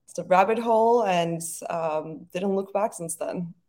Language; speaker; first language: English; non-native, fluent; Turkish